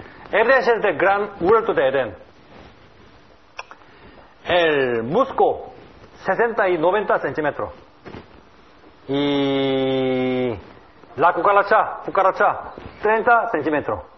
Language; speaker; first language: Spanish; non-native, learner; Korean